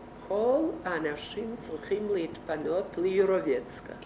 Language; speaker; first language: Hebrew; non-native, fluent; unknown